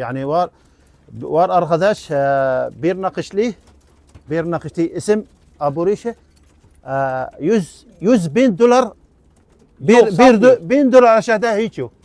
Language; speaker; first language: Turkish; non-native, learner; Arabic